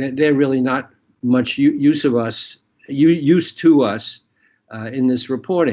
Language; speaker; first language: English; native; English